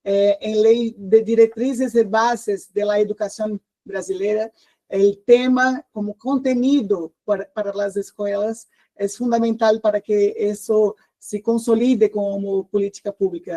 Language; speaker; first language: Spanish; non-native, learner; Portuguese